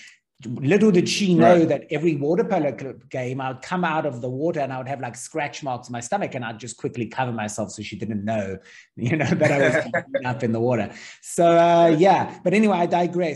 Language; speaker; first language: English; native; English